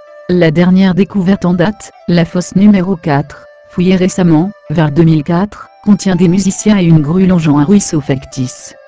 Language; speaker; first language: French; native; French